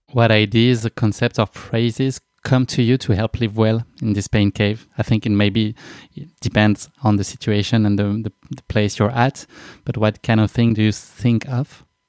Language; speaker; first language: English; non-native, fluent; French